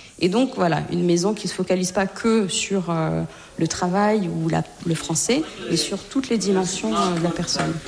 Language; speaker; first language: French; native; French